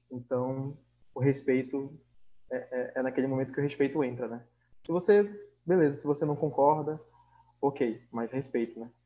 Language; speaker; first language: Portuguese; native; Portuguese